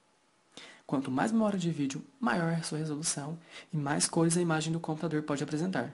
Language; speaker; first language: Portuguese; native; Portuguese